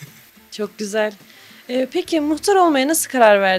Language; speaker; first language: Turkish; native; Turkish